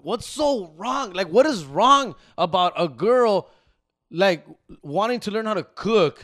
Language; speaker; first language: English; early bilingual, other home language; Spanish